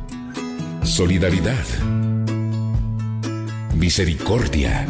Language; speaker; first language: Spanish; native; Spanish